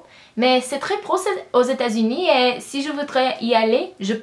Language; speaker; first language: French; non-native, learner; English